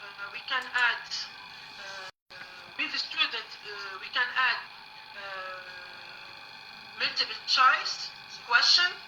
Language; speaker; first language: English; non-native, learner; Arabic